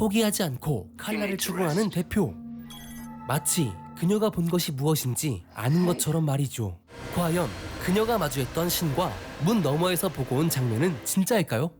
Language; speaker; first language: Korean; native; Korean